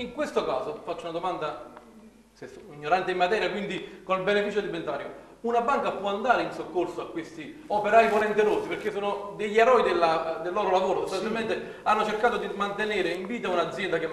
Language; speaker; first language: Italian; native; Italian